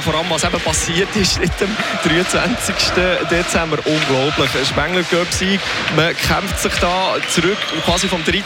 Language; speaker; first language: German; native; German